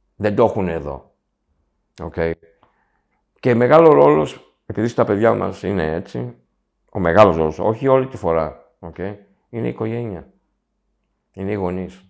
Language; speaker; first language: Greek; early bilingual, heritage; Greek